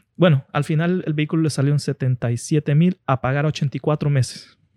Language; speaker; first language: Spanish; native; Spanish